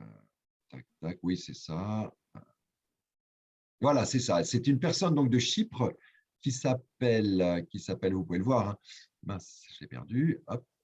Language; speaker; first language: French; native; French